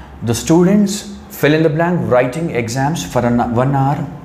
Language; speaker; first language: English; non-native, local second language; Telugu